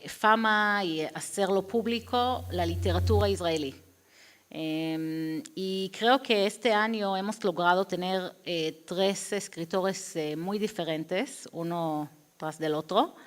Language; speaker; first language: Spanish; non-native, fluent; Hebrew